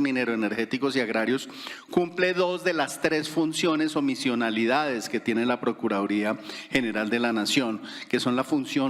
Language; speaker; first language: Spanish; native; Spanish